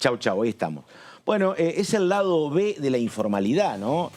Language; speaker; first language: Spanish; native; Spanish